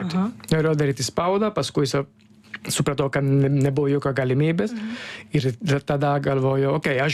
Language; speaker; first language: Lithuanian; non-native, learner; Italian